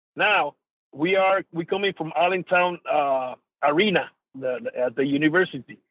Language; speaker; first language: English; non-native, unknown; Spanish